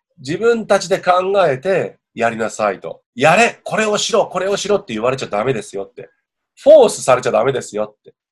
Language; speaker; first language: Japanese; native; Japanese